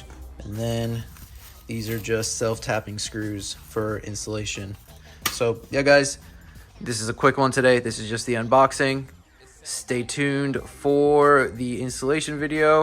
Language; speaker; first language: English; native; English